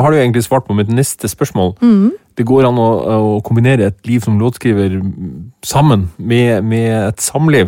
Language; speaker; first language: Norwegian; native; Norwegian